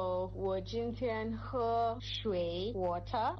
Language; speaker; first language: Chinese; non-native, learner; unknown